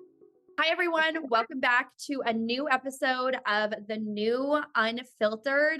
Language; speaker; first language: English; native; English